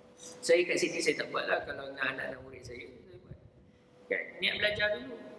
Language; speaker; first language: Malay; native; Malay